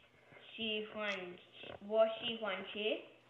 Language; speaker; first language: Chinese; non-native, learner; English